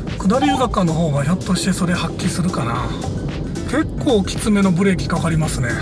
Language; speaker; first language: Japanese; native; Japanese